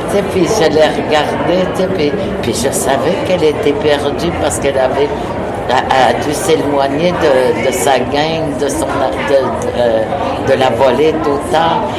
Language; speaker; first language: French; non-native, local second language; Innu-aimun